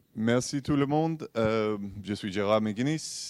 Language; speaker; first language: French; non-native, learner; English